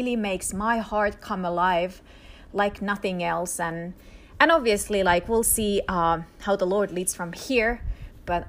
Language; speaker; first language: English; non-native, fluent; Finnish